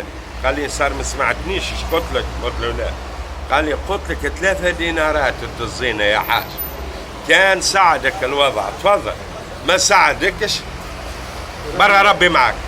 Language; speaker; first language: Arabic; native; Arabic